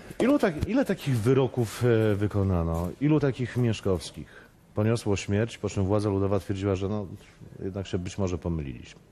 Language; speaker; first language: Polish; native; Polish